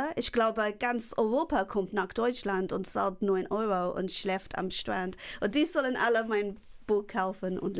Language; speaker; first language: German; non-native, fluent; English